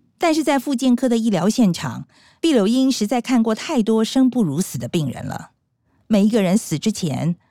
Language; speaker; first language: Chinese; native; Chinese